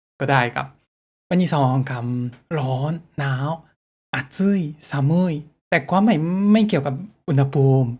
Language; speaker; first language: Thai; non-native, learner; Japanese